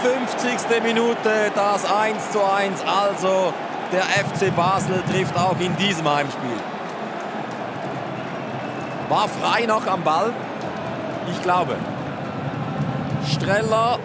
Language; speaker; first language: German; native; German